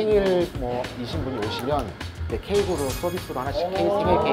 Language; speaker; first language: Korean; native; Korean